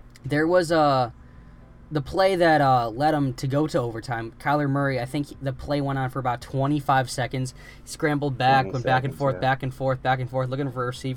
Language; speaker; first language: English; native; English